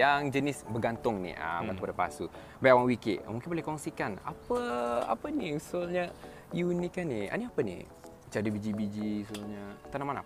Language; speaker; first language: Malay; native; Malay